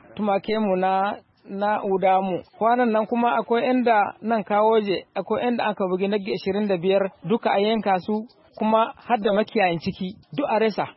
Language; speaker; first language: Hausa; non-native, local second language; Fula